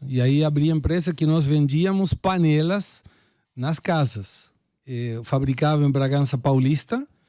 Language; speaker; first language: Portuguese; non-native, fluent; Spanish